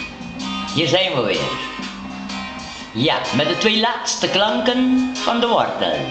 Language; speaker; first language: Dutch; non-native, local second language; Papiamento